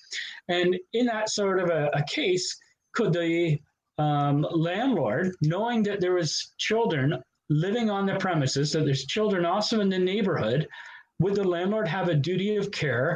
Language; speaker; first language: English; native; English